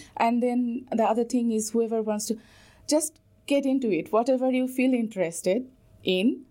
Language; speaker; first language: English; non-native, local second language; Bangla